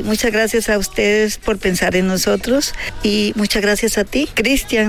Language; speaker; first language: German; non-native, learner; Spanish